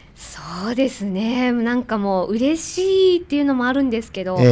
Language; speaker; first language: Japanese; native; Japanese